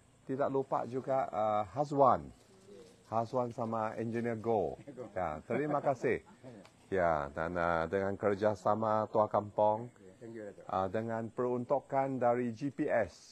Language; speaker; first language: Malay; non-native, local second language; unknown